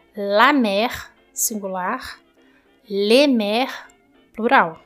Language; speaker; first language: French; non-native, fluent; Portuguese